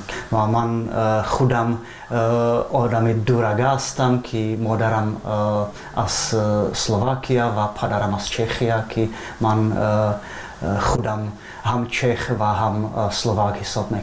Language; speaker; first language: Persian; non-native, fluent; Czech